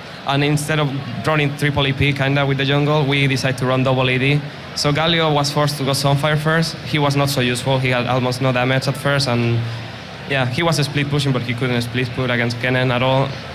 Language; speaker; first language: English; non-native, fluent; Spanish